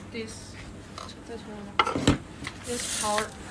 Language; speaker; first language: English; non-native, learner; Chinese